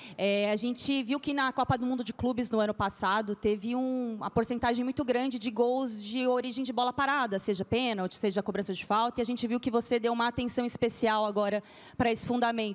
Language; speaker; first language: Portuguese; native; Portuguese